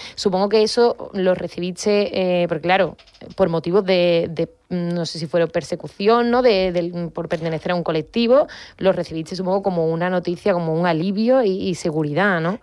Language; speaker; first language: Spanish; native; Spanish